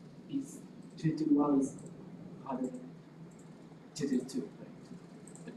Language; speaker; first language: English; non-native, local second language; Japanese